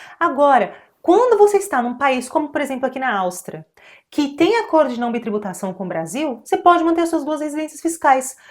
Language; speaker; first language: Portuguese; native; Portuguese